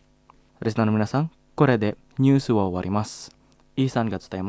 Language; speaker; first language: Japanese; non-native, fluent; Indonesian